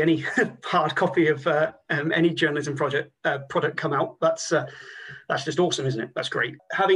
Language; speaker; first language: English; native; English